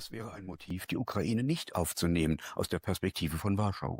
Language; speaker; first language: German; native; German